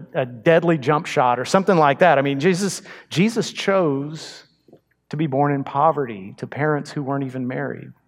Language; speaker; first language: English; native; English